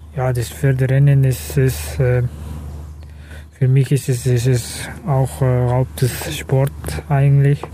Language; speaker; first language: German; non-native, learner; Kazakh